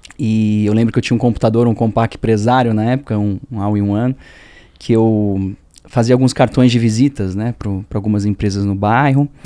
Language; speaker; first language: Portuguese; early bilingual, other home language; French